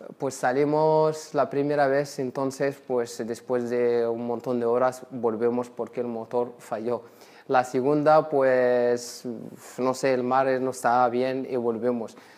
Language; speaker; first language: Spanish; non-native, fluent; Arabic